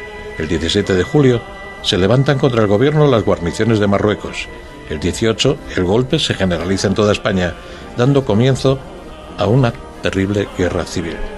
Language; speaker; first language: Spanish; native; Spanish